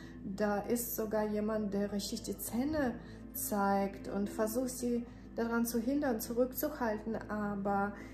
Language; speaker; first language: German; non-native, fluent; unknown